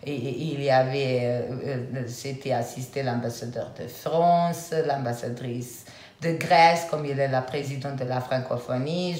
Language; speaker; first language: French; non-native, fluent; Serbian